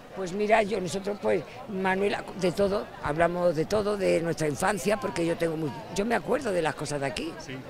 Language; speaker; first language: Spanish; native; Spanish